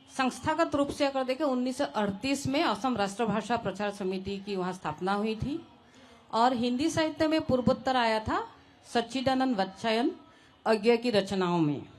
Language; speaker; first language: Hindi; non-native, local second language; Assamese